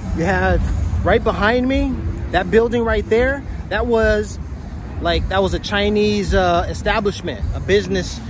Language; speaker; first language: English; native; English